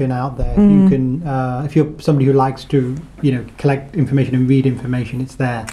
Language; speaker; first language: English; native; English